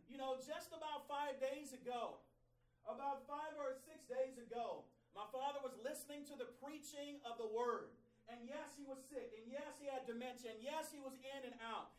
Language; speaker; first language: English; native; English